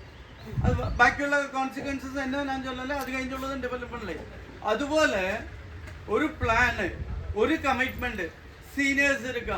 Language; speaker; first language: Malayalam; non-native, local second language; Tamil